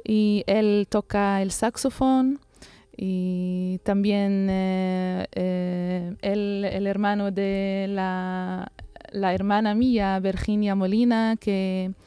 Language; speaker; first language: Spanish; non-native, learner; Arabic